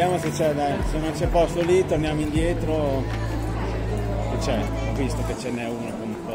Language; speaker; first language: Italian; non-native, learner; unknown